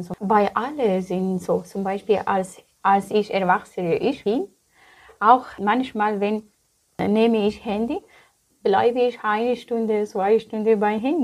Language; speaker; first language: German; non-native, learner; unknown